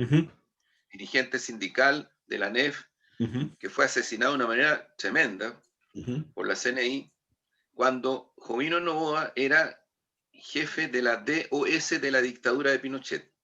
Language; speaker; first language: Spanish; native; Spanish